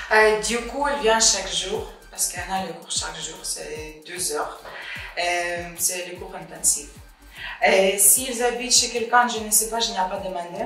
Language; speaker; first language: French; non-native, learner; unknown